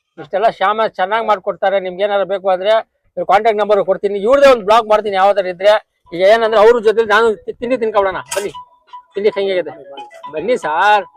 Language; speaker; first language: Kannada; non-native, local second language; Urdu